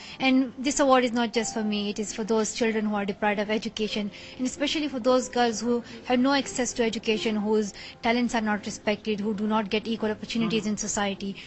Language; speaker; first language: English; non-native, local second language; Pashto